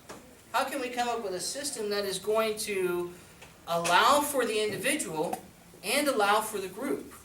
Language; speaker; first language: English; native; English